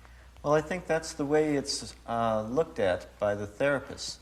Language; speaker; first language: English; native; English